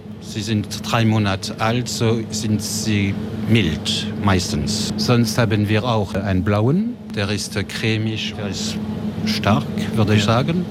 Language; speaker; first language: German; non-native, local second language; French